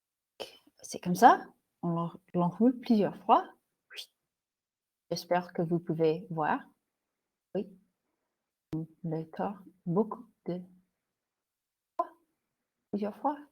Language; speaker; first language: French; non-native, fluent; English